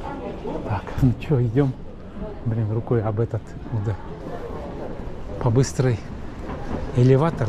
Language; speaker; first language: Russian; non-native, local second language; Kyrgyz